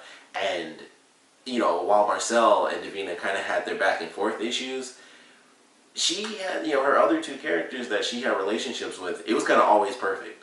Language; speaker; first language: English; native; English